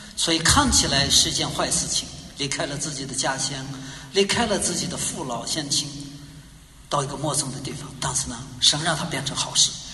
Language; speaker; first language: Chinese; native; Chinese